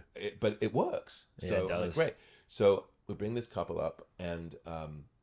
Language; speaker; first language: English; native; English